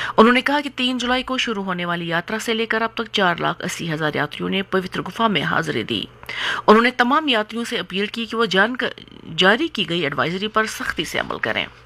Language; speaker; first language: Urdu; non-native, local second language; Kashmiri